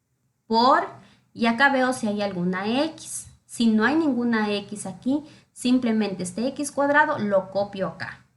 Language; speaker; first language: Spanish; native; Spanish